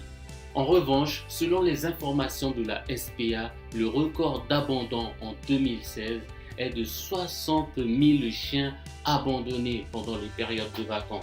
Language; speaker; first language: French; non-native, fluent; Japanese